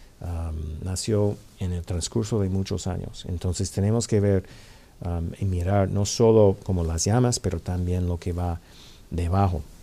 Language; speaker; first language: Spanish; non-native, fluent; English